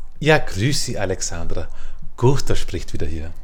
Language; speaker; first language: German; native; German